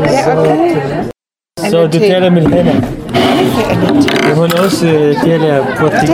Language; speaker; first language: Danish; non-native, learner; Arabic